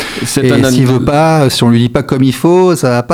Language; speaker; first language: French; native; French